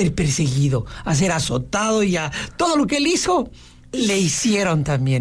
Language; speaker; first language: Spanish; native; Spanish